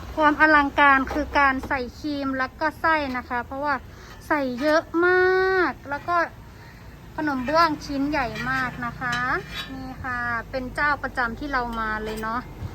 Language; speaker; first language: Thai; native; Thai